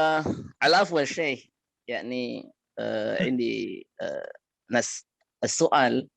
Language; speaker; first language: Arabic; non-native, fluent; Indonesian